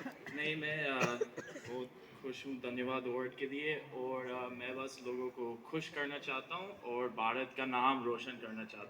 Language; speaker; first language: Hindi; early bilingual, other home language; English